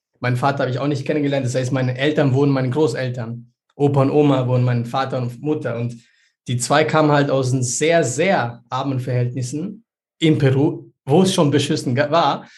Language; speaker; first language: German; early bilingual, other home language; Spanish